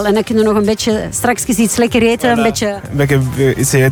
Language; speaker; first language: Dutch; native; Dutch